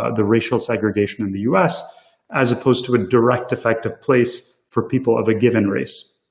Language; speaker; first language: English; early bilingual, other home language; Tamil